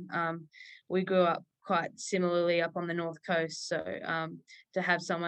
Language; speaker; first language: English; native; English